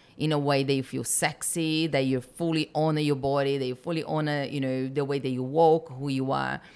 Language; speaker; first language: English; non-native, fluent; Portuguese